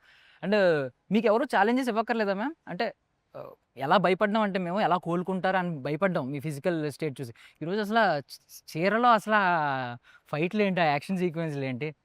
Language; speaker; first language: Telugu; native; Telugu